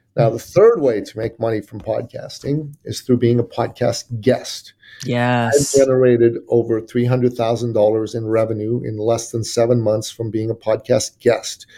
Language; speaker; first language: English; early bilingual, other home language; Persian